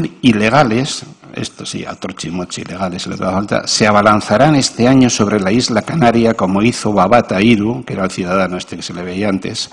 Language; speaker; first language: Spanish; native; Spanish